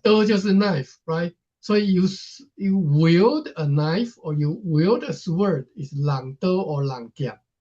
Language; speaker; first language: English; non-native, fluent; Chinese